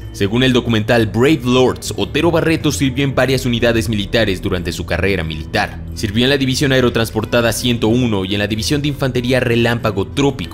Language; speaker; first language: Spanish; native; Spanish